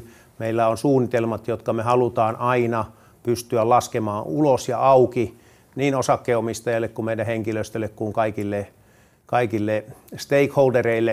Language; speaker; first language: Finnish; native; Finnish